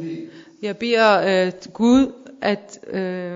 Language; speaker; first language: Danish; non-native, fluent; Persian